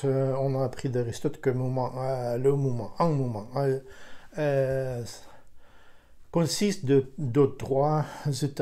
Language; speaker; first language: French; non-native, fluent; Ukrainian